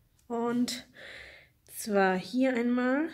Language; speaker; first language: German; native; German